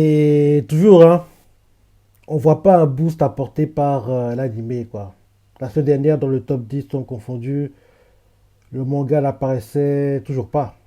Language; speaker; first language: French; native; French